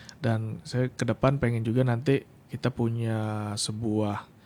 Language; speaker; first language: Indonesian; non-native, local second language; Minangkabau